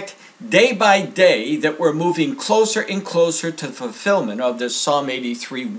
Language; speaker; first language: English; native; English